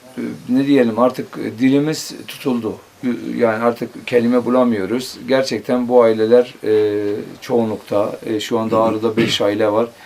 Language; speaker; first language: Turkish; non-native, local second language; Kurdish